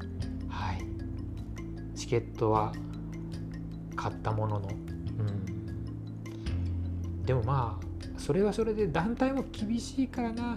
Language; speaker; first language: Japanese; native; Japanese